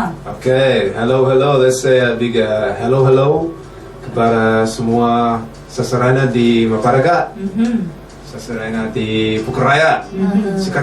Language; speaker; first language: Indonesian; non-native, fluent; English